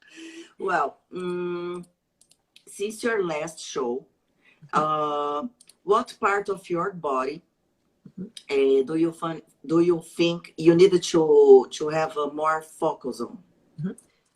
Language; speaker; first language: English; non-native, learner; Portuguese